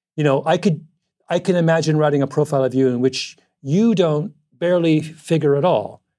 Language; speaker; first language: English; native; English